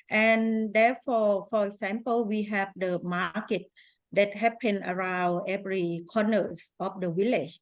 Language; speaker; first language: English; non-native, fluent; Thai